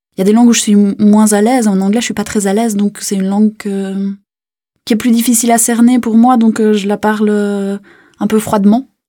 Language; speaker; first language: French; native; French